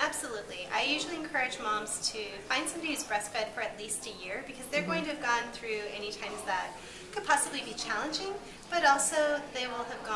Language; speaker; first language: English; native; English